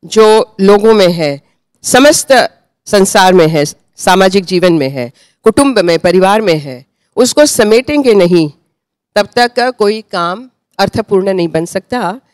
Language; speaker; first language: Hindi; non-native, local second language; Gujarati